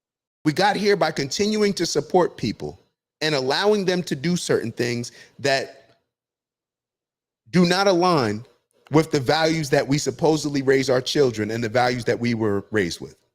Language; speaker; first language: English; native; English